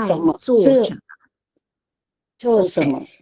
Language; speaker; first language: Chinese; non-native, learner; Filipino